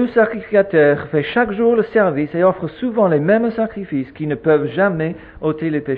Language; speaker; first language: French; native; French